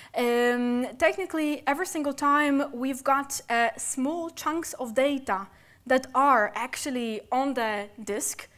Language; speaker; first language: English; non-native, fluent; Polish